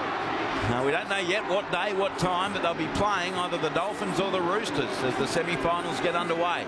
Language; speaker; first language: English; native; English